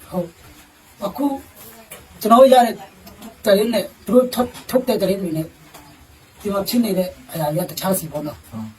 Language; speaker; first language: Burmese; non-native, local second language; Tedim Chin